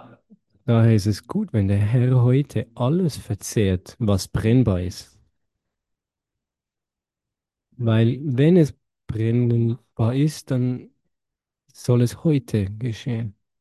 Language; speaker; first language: German; non-native, fluent; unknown